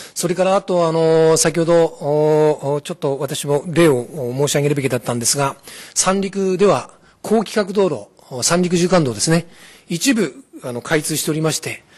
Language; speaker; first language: Japanese; native; Japanese